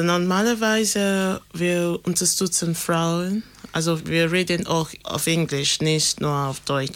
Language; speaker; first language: German; non-native, learner; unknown